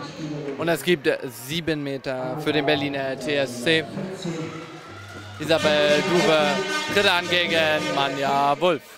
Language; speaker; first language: German; native; German